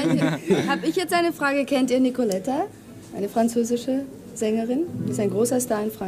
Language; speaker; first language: German; native; German